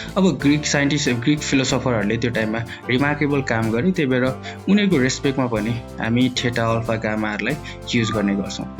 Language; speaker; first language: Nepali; native; Nepali